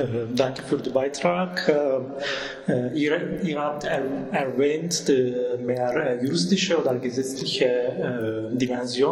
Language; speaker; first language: German; non-native, fluent; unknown